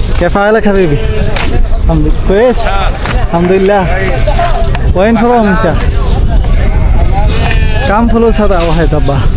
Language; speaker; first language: Arabic; non-native, learner; Bangla